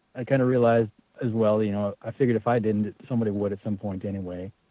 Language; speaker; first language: English; native; English